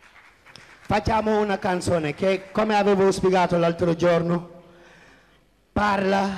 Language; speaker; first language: Italian; non-native, fluent; Wolof